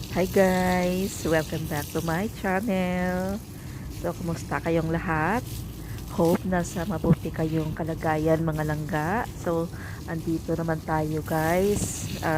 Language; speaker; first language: Filipino; non-native, local second language; Cebuano